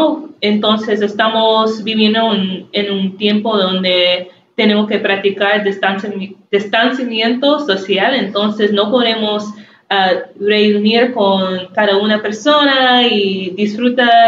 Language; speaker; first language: Spanish; non-native, learner; English